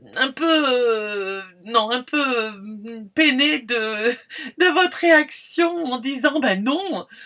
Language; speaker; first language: French; native; French